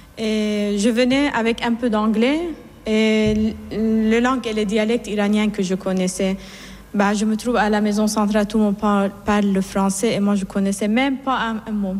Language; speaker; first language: French; non-native, fluent; Persian